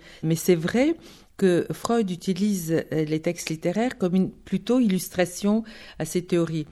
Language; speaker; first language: French; non-native, fluent; Bulgarian